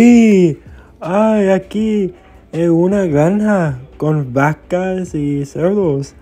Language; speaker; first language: Spanish; non-native, learner; English